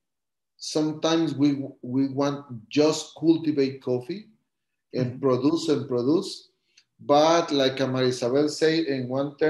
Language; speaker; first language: English; non-native, learner; Spanish